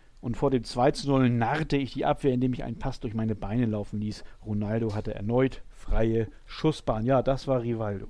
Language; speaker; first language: German; native; German